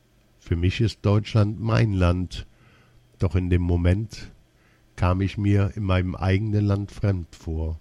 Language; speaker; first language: German; early bilingual, other home language; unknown